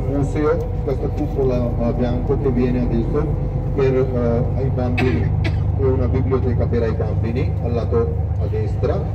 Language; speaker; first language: Italian; non-native, fluent; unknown